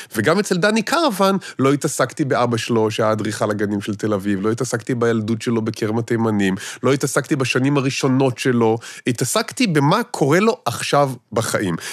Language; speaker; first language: Hebrew; native; Hebrew